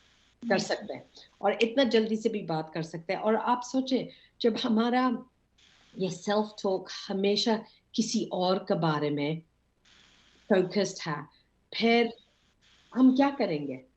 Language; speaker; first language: Hindi; early bilingual, heritage; English